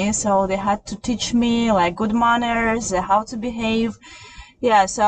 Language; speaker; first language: English; non-native, fluent; Russian